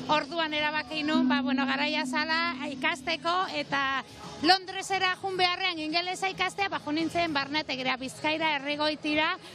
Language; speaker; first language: Basque; non-native, local second language; Spanish